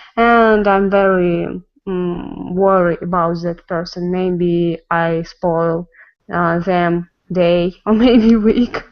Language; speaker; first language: English; non-native, learner; Russian